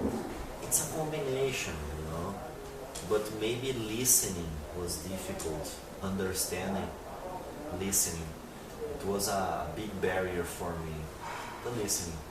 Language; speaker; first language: English; non-native, fluent; Portuguese